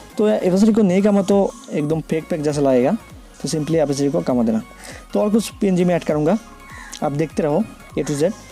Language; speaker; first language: Hindi; non-native, local second language; Bangla